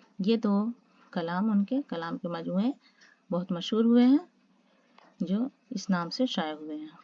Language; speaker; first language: Urdu; native; Urdu